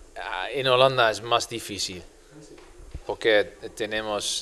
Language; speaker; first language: Spanish; non-native, fluent; Dutch